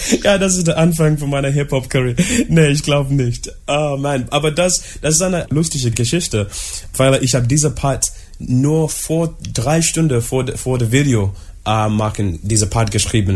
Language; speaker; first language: German; non-native, learner; English